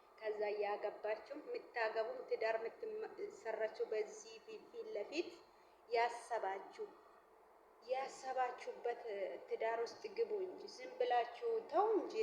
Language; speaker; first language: Amharic; non-native, local second language; Oromo